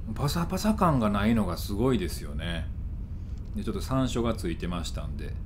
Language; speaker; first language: Japanese; native; Japanese